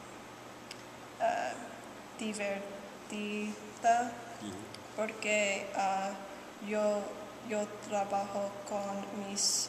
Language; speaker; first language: Spanish; non-native, learner; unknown